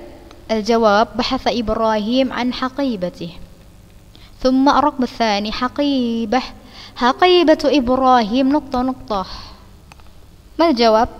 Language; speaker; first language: Arabic; non-native, fluent; Indonesian